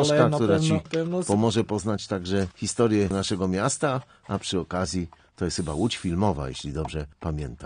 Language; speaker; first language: Polish; native; Polish